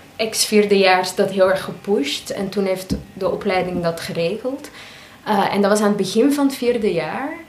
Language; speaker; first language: Dutch; native; Dutch